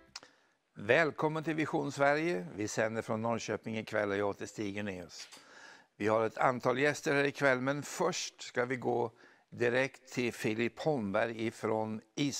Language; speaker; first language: Swedish; native; Swedish